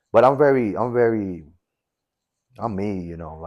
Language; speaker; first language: English; native; English